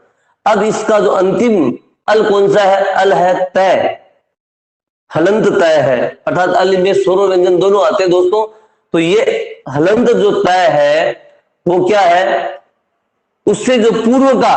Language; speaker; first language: Hindi; native; Hindi